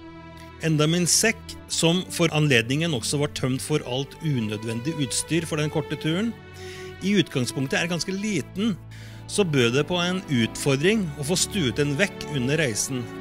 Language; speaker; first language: Norwegian; native; Norwegian